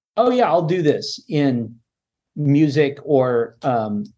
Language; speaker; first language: English; native; English